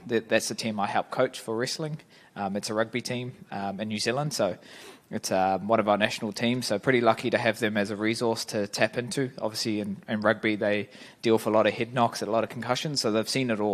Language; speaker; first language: English; native; English